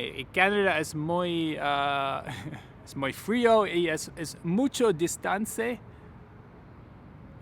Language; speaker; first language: Spanish; non-native, learner; English